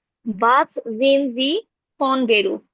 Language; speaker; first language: German; non-native, learner; Bangla